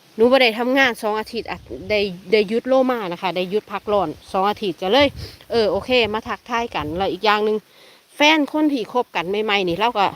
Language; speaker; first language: Thai; native; Thai